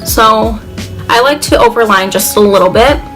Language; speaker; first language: English; native; English